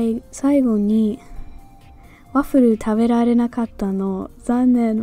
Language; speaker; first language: Japanese; non-native, fluent; English